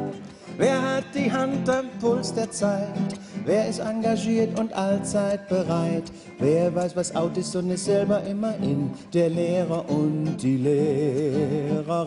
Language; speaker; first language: German; native; German